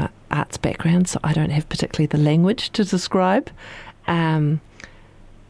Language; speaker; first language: English; native; English